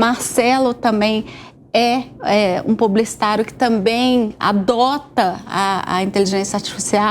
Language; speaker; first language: Portuguese; native; Portuguese